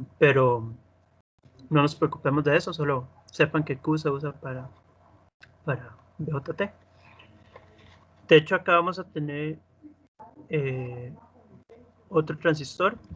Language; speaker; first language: Spanish; native; Spanish